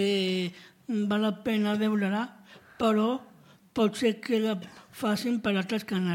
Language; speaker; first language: Catalan; non-native, local second language; Spanish